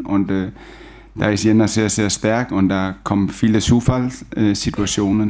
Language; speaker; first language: German; non-native, fluent; Danish